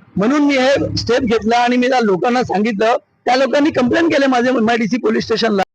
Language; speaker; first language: Marathi; non-native, local second language; Hindi